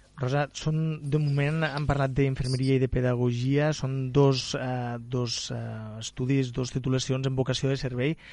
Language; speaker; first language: Catalan; native; Catalan